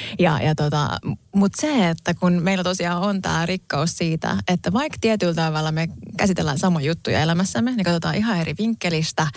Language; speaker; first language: Finnish; non-native, local second language; Swedish